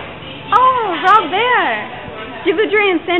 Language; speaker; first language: French; non-native, learner; English